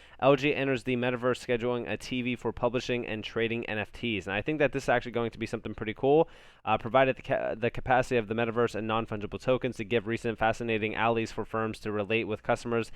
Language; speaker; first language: English; native; English